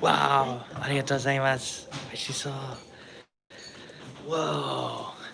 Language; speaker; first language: Japanese; non-native, fluent; English